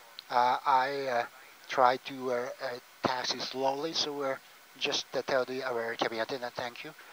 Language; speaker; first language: English; non-native, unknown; Japanese